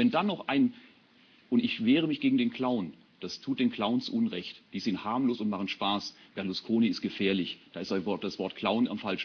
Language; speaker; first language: German; native; German